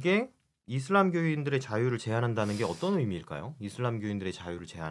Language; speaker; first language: Korean; native; Korean